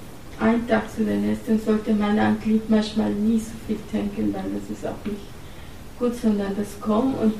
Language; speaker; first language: German; non-native, learner; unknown